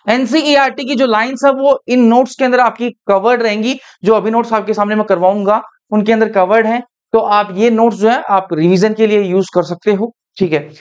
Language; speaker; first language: Hindi; native; Hindi